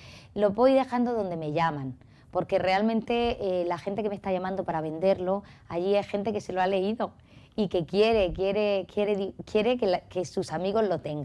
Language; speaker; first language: Spanish; native; Spanish